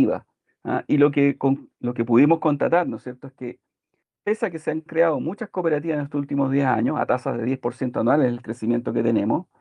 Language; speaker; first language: Spanish; native; Spanish